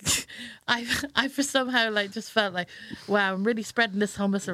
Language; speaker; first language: English; native; English